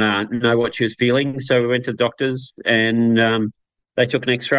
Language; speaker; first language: English; native; English